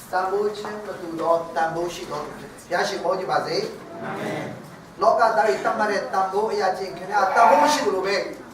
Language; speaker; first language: Burmese; non-native, local second language; Hakha Chin